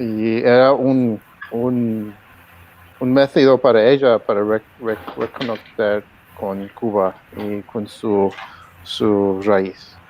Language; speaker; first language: Spanish; early bilingual, heritage; Spanish